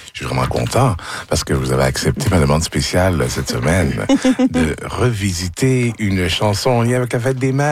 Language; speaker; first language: French; native; French